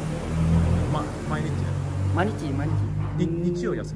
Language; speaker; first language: Japanese; native; Japanese